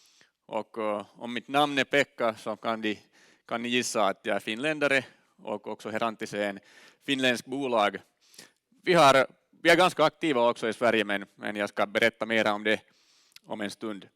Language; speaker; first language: Swedish; non-native, learner; Finnish